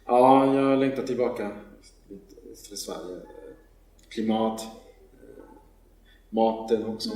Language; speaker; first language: Swedish; non-native, fluent; Spanish